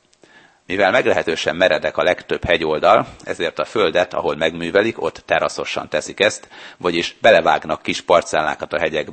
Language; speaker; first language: Hungarian; native; Hungarian